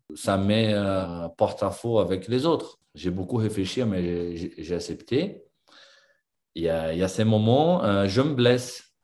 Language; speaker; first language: French; non-native, fluent; Portuguese